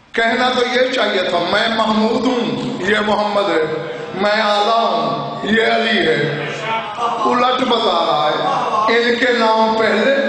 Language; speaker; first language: Urdu; non-native, local second language; Saraiki